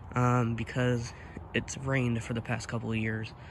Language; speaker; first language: English; native; English